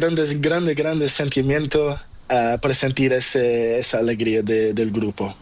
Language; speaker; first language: Spanish; non-native, learner; Portuguese